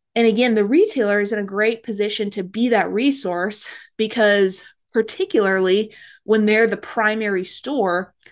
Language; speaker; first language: English; native; English